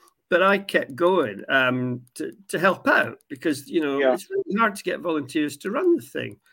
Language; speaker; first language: English; native; English